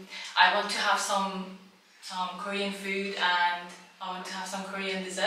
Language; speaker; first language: English; non-native, fluent; Persian